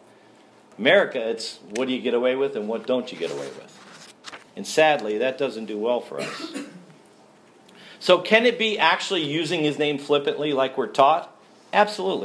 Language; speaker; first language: English; native; English